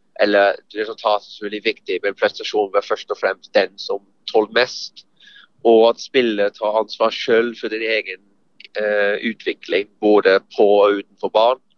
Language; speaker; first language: Norwegian; non-native, fluent; English